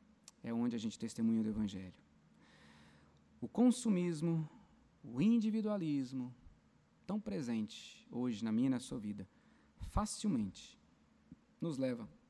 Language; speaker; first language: Portuguese; native; Portuguese